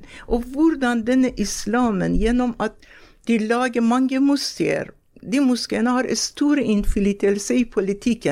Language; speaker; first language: Norwegian; non-native, fluent; Persian